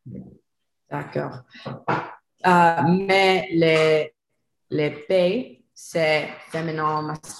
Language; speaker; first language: French; non-native, learner; Spanish